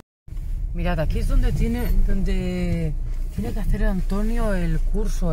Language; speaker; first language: Spanish; native; Spanish